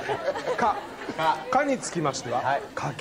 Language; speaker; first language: Japanese; native; Japanese